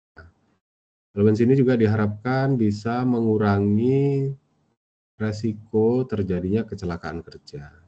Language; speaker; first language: Indonesian; native; Indonesian